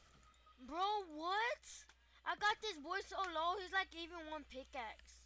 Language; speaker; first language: English; native; English